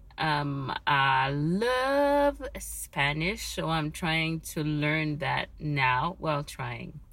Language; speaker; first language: English; non-native, fluent; French